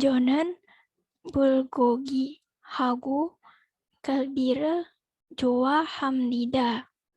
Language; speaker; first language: Korean; non-native, learner; Indonesian